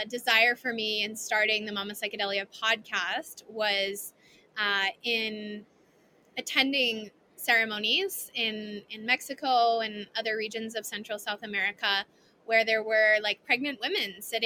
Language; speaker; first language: English; native; English